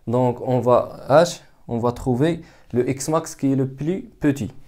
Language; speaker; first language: French; non-native, local second language; Arabic